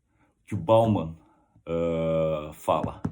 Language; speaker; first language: Portuguese; native; Portuguese